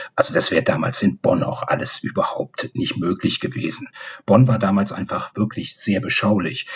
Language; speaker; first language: German; native; German